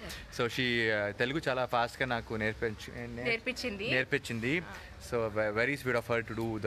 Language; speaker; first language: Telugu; non-native, learner; Arabic